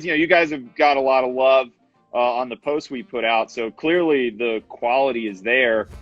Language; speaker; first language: English; native; English